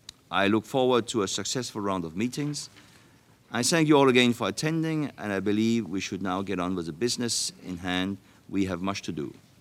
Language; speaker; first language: English; non-native, fluent; Danish